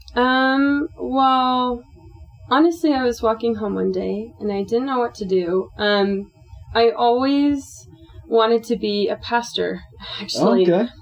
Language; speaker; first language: English; native; English